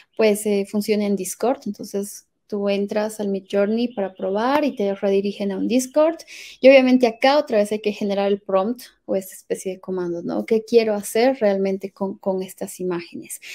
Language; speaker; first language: Spanish; native; Spanish